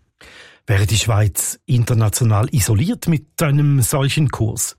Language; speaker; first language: German; native; German